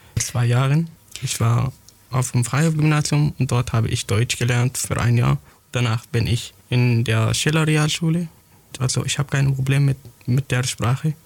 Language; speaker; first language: German; non-native, fluent; Arabic